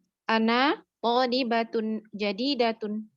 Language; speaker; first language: Arabic; non-native, learner; Indonesian